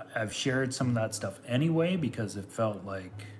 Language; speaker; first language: English; native; English